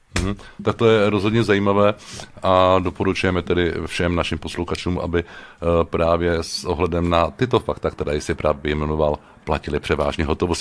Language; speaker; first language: Czech; native; Czech